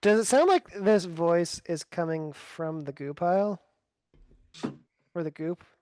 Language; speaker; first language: English; native; English